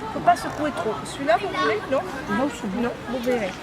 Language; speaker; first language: French; native; French